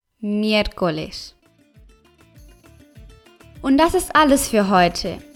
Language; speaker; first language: German; non-native, fluent; Spanish